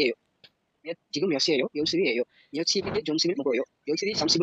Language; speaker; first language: Korean; non-native, learner; Tamil